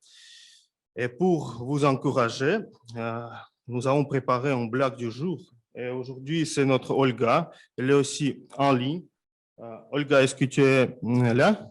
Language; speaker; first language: French; non-native, fluent; Russian